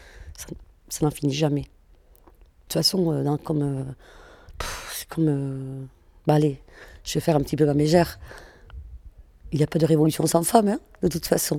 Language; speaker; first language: French; non-native, fluent; Spanish